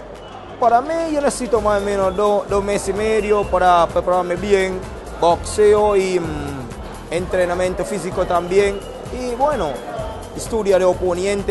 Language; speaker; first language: Spanish; non-native, learner; English